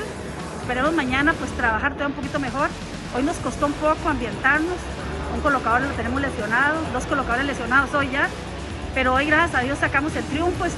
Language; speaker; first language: Spanish; native; Spanish